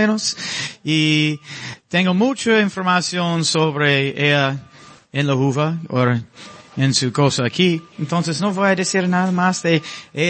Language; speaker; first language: Spanish; non-native, learner; English